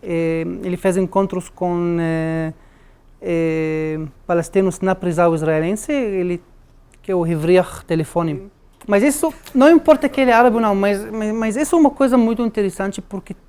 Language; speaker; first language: Portuguese; non-native, learner; Arabic